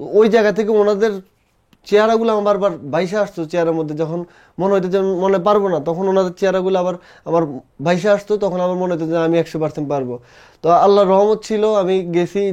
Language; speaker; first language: Bangla; native; Bangla